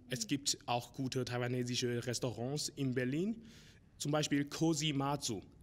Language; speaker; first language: German; non-native, learner; Chinese